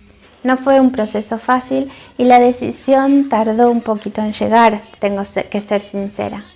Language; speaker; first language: Spanish; native; Spanish